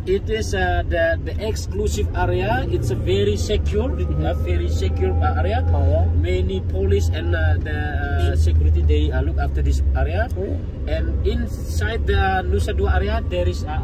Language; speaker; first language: English; non-native, learner; Indonesian